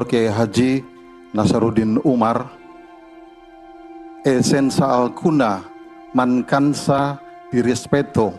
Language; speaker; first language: Italian; non-native, learner; Indonesian